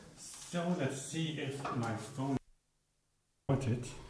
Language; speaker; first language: English; non-native, fluent; Dutch